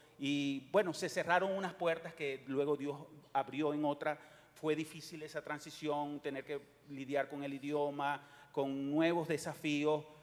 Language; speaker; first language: Spanish; native; Spanish